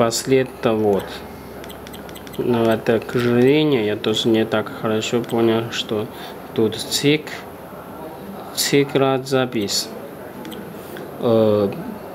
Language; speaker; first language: Russian; non-native, learner; Chinese